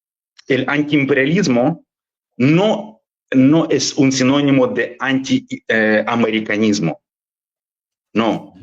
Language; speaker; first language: Spanish; non-native, fluent; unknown